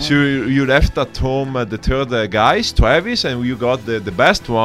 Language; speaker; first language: English; non-native, learner; Italian